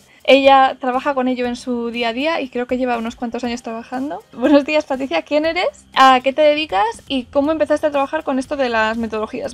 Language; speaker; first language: Spanish; native; Spanish